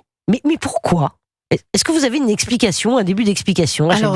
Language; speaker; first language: French; native; French